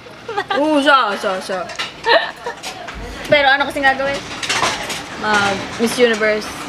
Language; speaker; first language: Korean; non-native, learner; Filipino